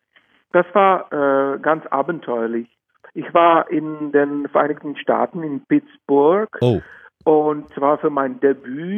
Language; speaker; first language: German; non-native, fluent; Czech